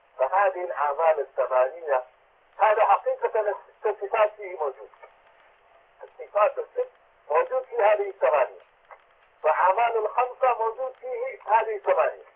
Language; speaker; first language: Arabic; non-native, fluent; Urdu